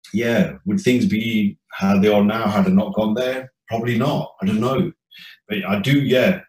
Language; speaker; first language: English; native; English